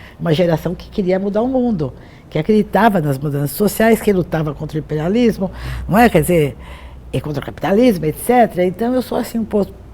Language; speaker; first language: Portuguese; native; Portuguese